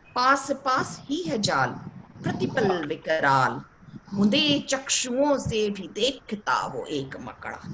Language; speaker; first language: Hindi; native; Hindi